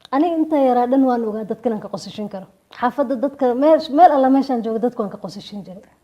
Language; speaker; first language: Somali; early bilingual, heritage; Somali